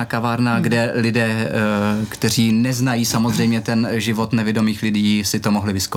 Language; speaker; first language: Czech; native; Czech